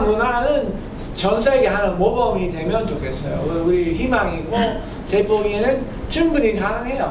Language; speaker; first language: Korean; non-native, fluent; English